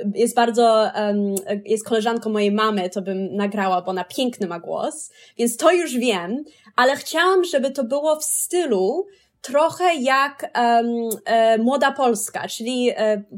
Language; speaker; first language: Polish; early bilingual, heritage; Polish